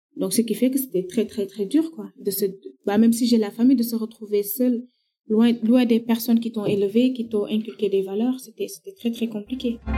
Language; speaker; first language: French; non-native, local second language; Wolof